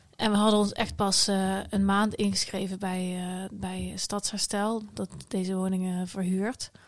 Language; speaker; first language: Dutch; native; Dutch